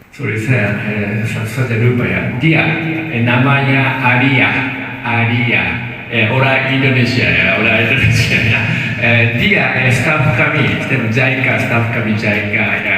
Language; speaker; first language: Indonesian; non-native, learner; Japanese